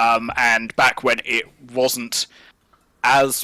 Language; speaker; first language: English; native; English